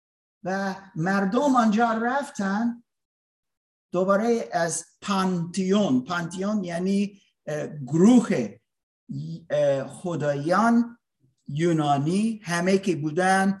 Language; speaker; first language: Persian; non-native, learner; English